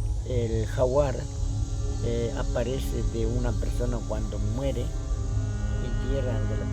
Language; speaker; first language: Spanish; non-native, local second language; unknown